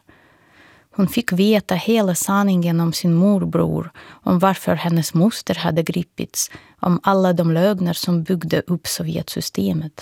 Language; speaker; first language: Swedish; non-native, fluent; Russian